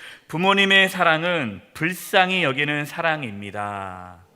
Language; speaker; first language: Korean; native; Korean